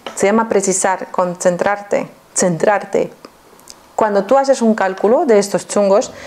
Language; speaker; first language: Spanish; non-native, fluent; Polish